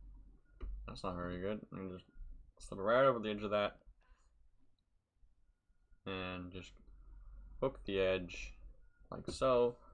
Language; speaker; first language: English; native; English